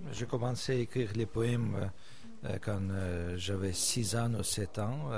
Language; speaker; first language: French; non-native, fluent; Russian